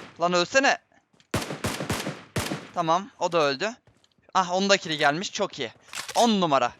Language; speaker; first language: Turkish; native; Turkish